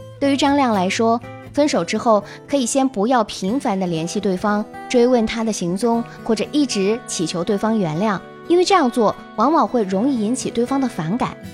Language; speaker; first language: Chinese; native; Chinese